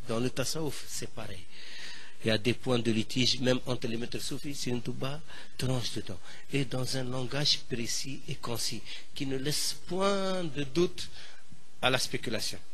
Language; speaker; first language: French; non-native, local second language; Arabic